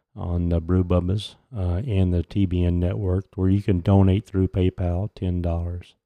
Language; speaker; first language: English; native; English